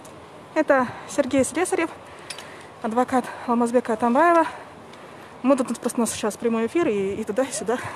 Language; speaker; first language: Russian; native; Russian